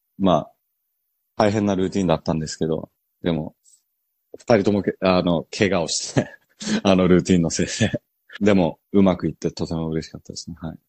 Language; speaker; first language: Japanese; early bilingual, heritage; Japanese